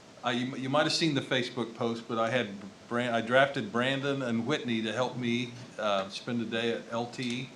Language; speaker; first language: English; native; English